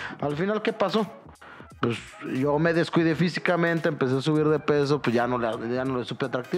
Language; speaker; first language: Spanish; native; Spanish